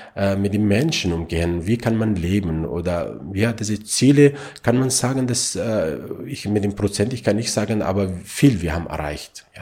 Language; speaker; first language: German; non-native, learner; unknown